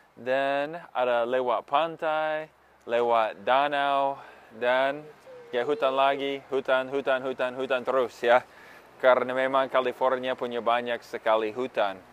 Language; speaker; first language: Indonesian; non-native, fluent; English